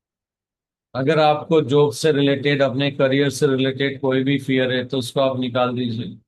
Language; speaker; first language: Hindi; native; Hindi